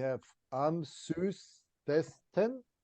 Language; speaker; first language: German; non-native, fluent; English